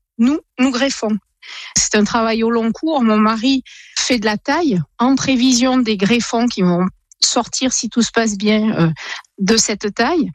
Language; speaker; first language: French; native; French